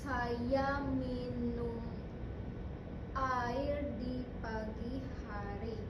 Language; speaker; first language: Indonesian; non-native, learner; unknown